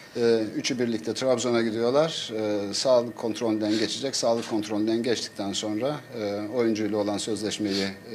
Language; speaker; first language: Turkish; native; Turkish